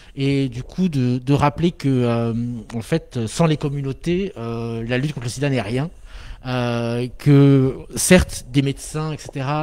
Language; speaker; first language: French; native; French